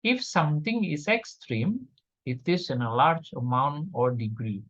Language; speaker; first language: English; non-native, fluent; Indonesian